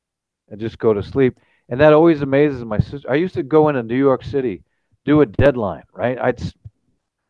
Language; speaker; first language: English; native; English